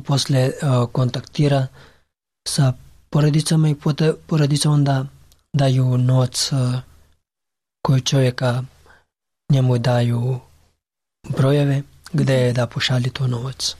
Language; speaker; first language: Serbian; non-native, learner; Pashto